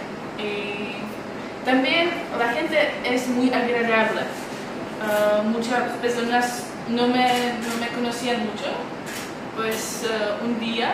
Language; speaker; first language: Spanish; non-native, learner; Czech